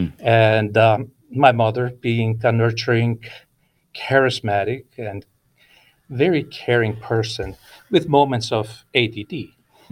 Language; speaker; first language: English; non-native, fluent; Icelandic